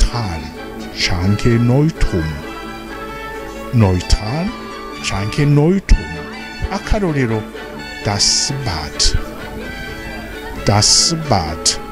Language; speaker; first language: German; non-native, learner; Rundi